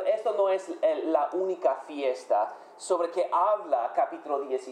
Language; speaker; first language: Spanish; non-native, fluent; English